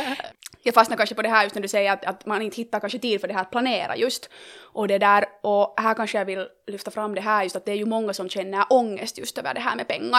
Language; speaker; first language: Swedish; native; Swedish